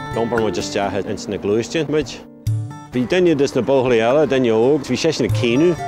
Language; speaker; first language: Irish; non-native, local second language; English